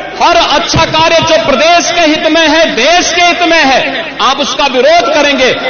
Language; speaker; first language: Hindi; native; Hindi